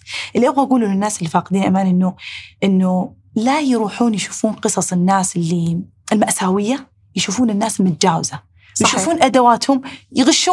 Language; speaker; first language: Arabic; native; Arabic